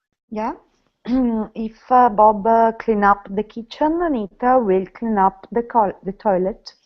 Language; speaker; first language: English; non-native, learner; Italian